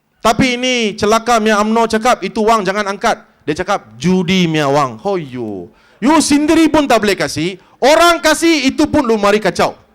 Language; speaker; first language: Malay; non-native, local second language; Tamil